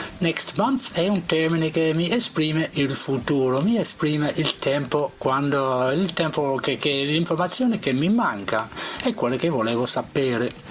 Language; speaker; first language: Italian; non-native, fluent; English